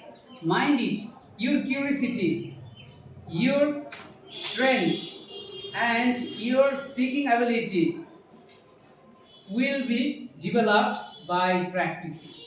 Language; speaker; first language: English; non-native, learner; Bangla